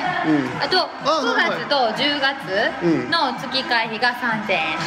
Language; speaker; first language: Japanese; native; Japanese